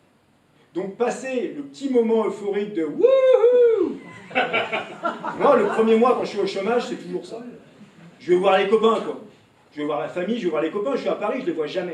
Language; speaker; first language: French; native; French